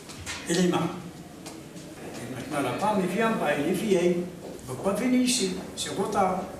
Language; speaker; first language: French; non-native, learner; Arabic